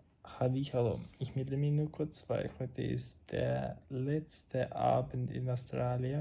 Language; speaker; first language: German; non-native, fluent; Croatian